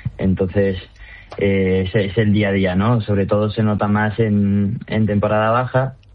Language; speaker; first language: Spanish; non-native, fluent; Italian